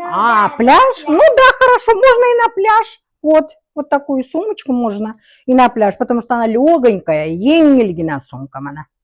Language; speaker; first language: Russian; non-native, local second language; Uzbek